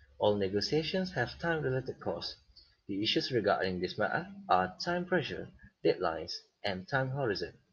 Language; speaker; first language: English; non-native, local second language; Malay